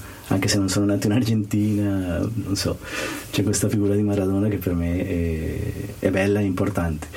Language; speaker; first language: Italian; non-native, fluent; Spanish